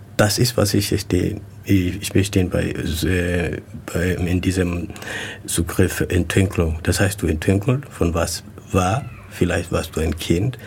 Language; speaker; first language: German; non-native, learner; Swahili